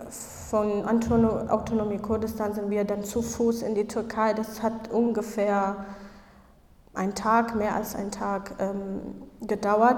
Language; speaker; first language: German; non-native, fluent; Kurdish